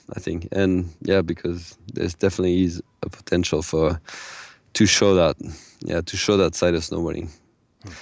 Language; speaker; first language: English; non-native, fluent; French